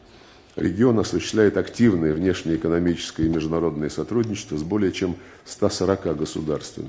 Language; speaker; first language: Russian; native; Russian